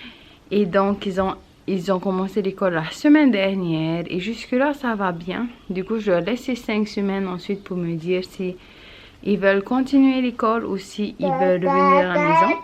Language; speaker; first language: French; native; French